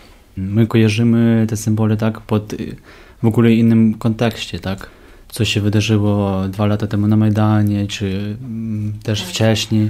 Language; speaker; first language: Polish; non-native, fluent; Ukrainian